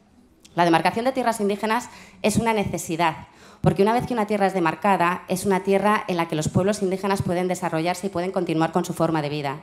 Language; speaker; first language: Spanish; native; Spanish